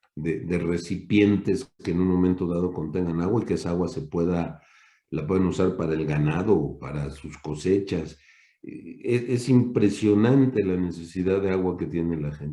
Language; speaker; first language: Spanish; native; Spanish